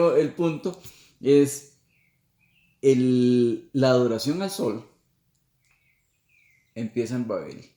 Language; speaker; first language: Spanish; native; Spanish